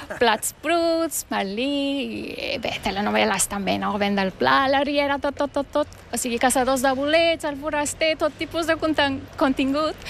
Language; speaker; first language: Catalan; non-native, fluent; Turkish